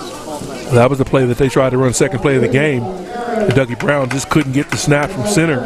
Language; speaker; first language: English; native; English